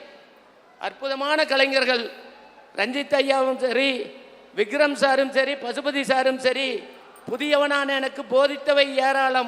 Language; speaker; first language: Tamil; native; Tamil